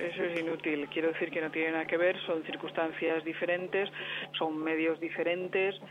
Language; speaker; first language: Spanish; native; Spanish